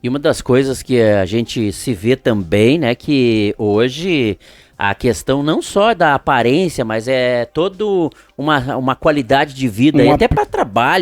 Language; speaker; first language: Portuguese; native; Portuguese